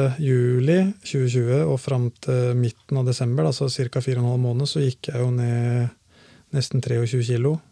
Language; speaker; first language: Norwegian; native; Norwegian